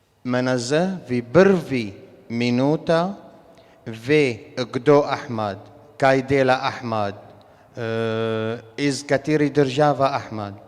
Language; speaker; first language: Slovenian; non-native, learner; Arabic